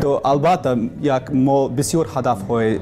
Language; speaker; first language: Persian; non-native, learner; English